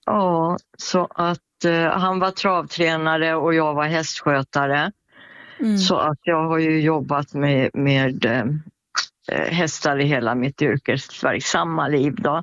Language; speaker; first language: Swedish; native; Swedish